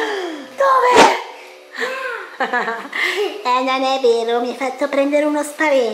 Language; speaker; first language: Italian; native; Italian